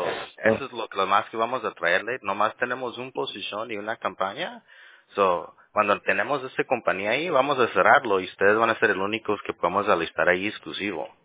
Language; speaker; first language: Spanish; early bilingual, heritage; Spanish